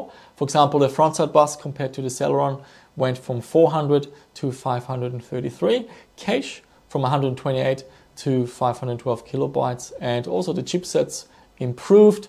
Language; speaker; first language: English; non-native, fluent; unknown